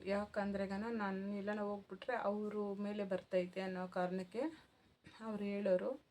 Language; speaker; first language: Kannada; non-native, local second language; Telugu